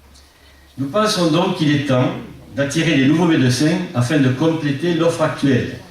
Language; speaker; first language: French; native; French